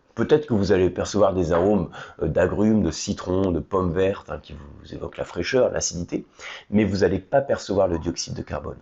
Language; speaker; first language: French; native; French